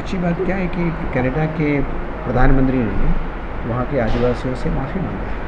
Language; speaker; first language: Hindi; native; Hindi